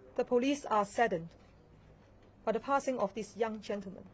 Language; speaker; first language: English; non-native, local second language; Chinese